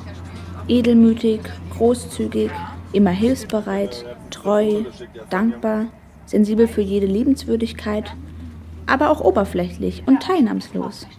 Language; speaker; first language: German; native; German